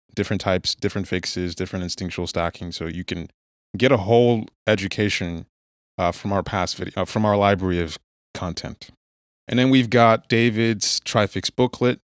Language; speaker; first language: English; non-native, local second language; Igbo